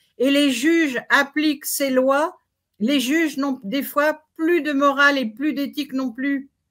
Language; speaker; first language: French; native; French